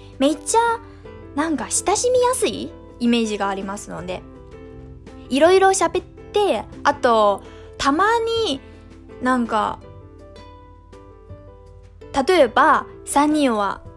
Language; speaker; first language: Japanese; non-native, fluent; Chinese